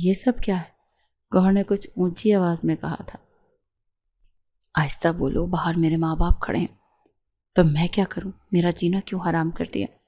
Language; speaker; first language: Urdu; native; Urdu